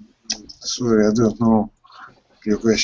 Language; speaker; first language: English; non-native, learner; Russian